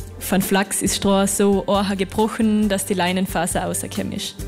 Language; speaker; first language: German; native; German